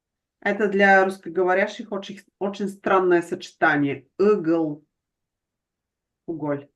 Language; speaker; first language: Russian; non-native, fluent; Bulgarian